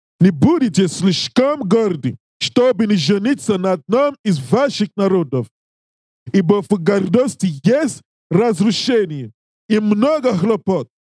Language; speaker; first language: Russian; non-native, learner; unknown